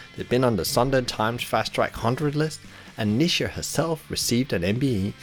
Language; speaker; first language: English; native; English